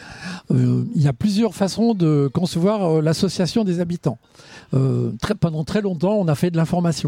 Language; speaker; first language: French; native; French